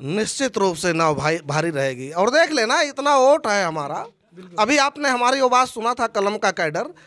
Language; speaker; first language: Hindi; native; Hindi